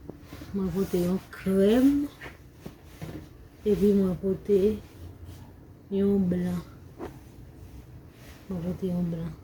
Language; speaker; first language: French; non-native, learner; Haitian Creole